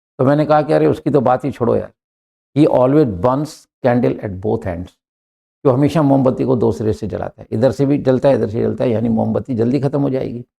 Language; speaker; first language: Hindi; native; Hindi